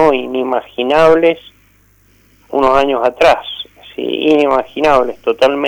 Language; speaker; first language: Spanish; native; Spanish